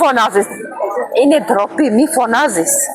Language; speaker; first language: Greek; non-native, learner; Armenian